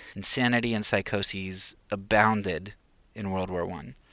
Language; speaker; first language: English; native; English